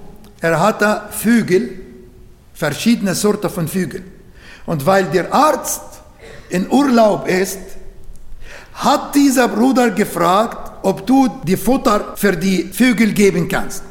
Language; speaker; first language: German; non-native, learner; Arabic